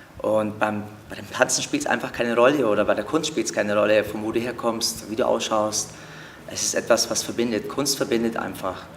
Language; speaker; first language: German; early bilingual, other home language; Turkish